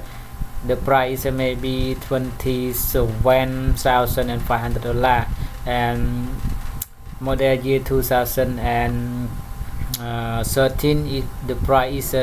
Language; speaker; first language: English; non-native, learner; Khmer